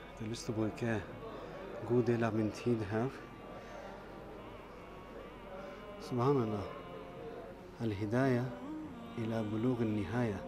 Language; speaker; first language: Norwegian; early bilingual, other home language; Urdu